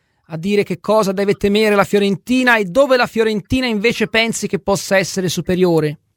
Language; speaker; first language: Italian; native; Italian